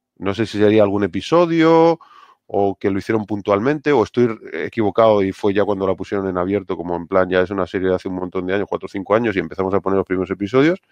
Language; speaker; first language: Spanish; native; Spanish